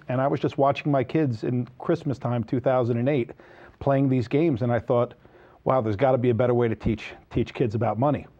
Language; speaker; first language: English; native; English